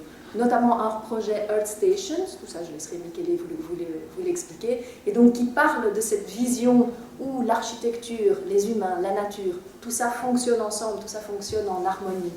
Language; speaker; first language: French; native; French